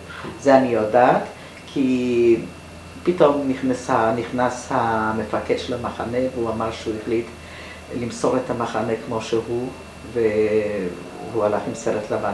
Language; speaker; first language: Hebrew; non-native, fluent; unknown